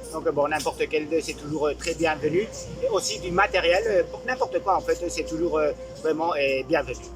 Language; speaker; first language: French; non-native, fluent; Spanish